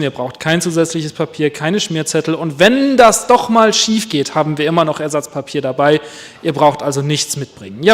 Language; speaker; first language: German; native; German